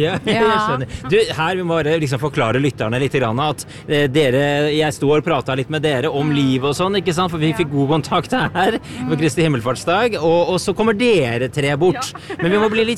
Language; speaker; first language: Norwegian; native; Norwegian